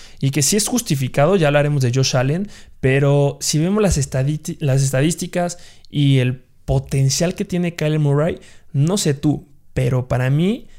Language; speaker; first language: Spanish; native; Spanish